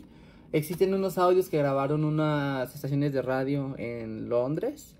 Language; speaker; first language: Spanish; native; Spanish